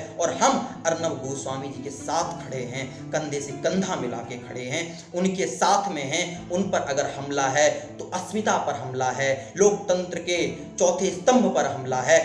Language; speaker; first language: Hindi; native; Hindi